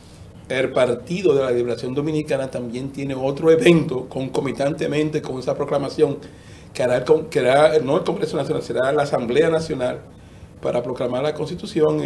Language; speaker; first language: Spanish; native; Spanish